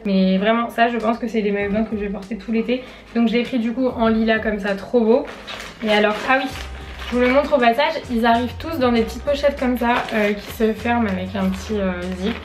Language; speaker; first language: French; native; French